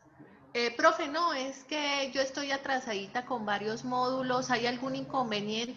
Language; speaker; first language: Spanish; native; Spanish